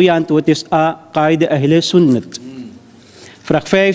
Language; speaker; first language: Dutch; early bilingual, other home language; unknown